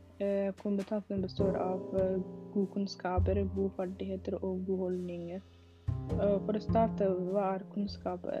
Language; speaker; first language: Norwegian; non-native, learner; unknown